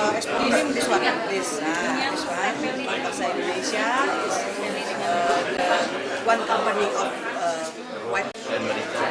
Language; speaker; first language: English; non-native, learner; Indonesian